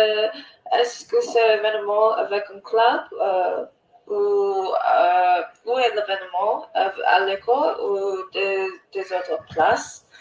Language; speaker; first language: French; non-native, learner; English